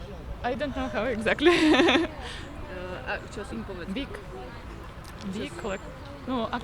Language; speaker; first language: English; non-native, learner; Slovak